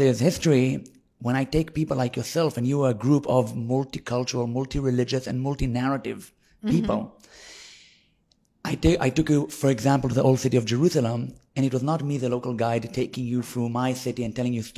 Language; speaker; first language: English; non-native, fluent; Hebrew